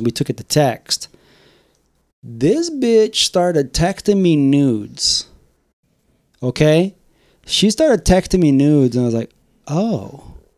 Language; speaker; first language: English; early bilingual, other home language; Spanish